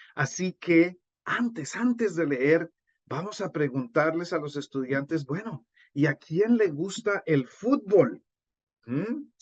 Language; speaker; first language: Spanish; native; Spanish